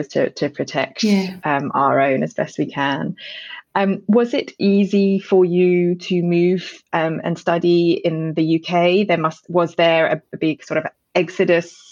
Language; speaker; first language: English; native; English